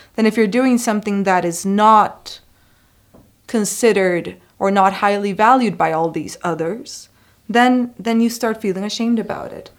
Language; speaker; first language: English; non-native, fluent; Spanish